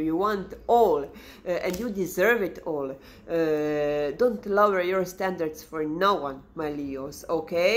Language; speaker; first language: English; non-native, fluent; Serbian